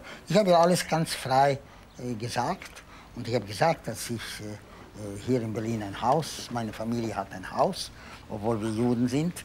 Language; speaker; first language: German; non-native, fluent; Polish